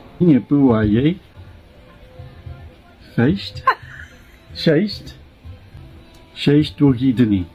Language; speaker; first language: Polish; non-native, learner; English